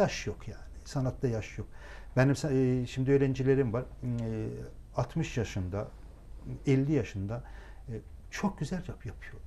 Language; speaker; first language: Turkish; non-native, local second language; Azerbaijani